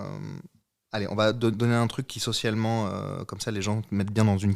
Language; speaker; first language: French; native; French